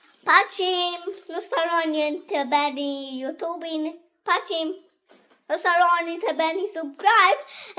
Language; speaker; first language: Albanian; early bilingual, heritage; Albanian